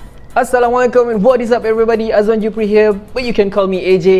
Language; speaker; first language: English; non-native, local second language; Malay